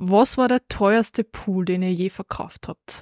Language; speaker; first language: German; native; German